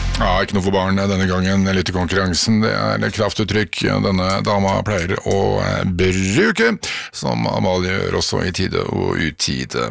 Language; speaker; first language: Norwegian; native; Norwegian